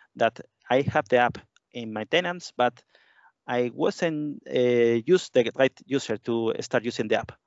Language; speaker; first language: English; non-native, fluent; Spanish